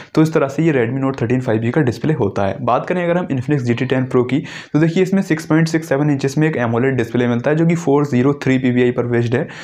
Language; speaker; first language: Hindi; native; Hindi